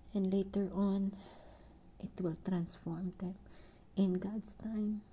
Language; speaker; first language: English; non-native, local second language; Filipino